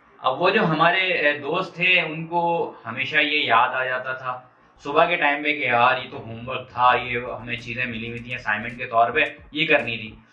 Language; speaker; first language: Urdu; non-native, local second language; Punjabi